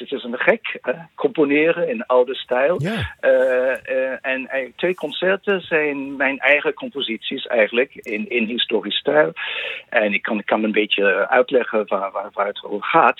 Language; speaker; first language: Dutch; non-native, fluent; English